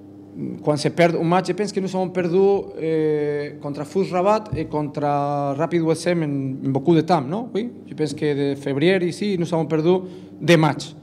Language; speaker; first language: French; non-native, learner; Spanish